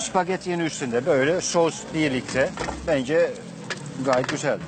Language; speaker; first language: Turkish; non-native, learner; Dutch